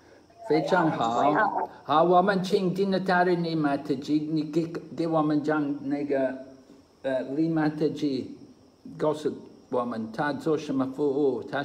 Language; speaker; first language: Chinese; non-native, fluent; English